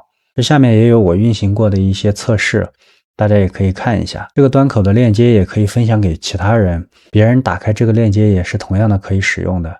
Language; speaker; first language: Chinese; native; Chinese